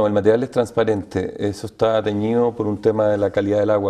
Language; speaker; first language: Spanish; native; Spanish